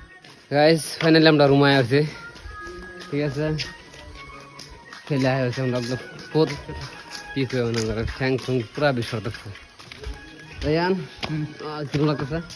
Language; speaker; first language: Hindi; non-native, learner; Bangla